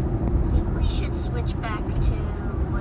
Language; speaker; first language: English; native; English